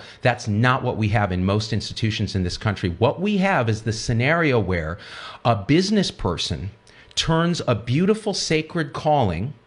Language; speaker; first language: English; native; English